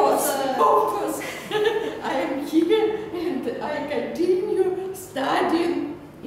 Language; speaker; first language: English; non-native, learner; Russian